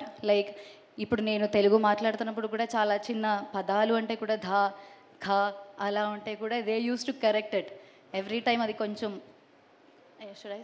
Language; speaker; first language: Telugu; non-native, learner; Malayalam